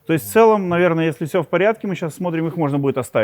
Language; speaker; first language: Russian; native; Russian